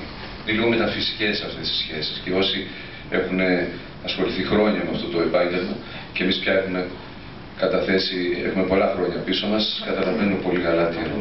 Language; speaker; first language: Greek; native; Greek